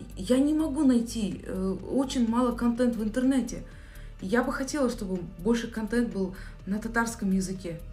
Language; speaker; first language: Russian; non-native, local second language; Kazakh